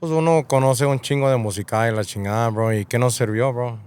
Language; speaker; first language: Spanish; early bilingual, heritage; Spanish